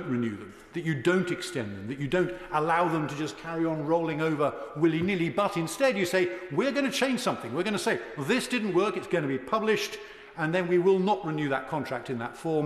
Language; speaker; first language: English; native; English